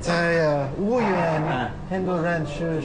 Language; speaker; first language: Chinese; non-native, learner; English